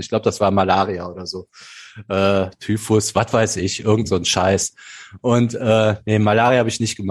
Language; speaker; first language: German; native; German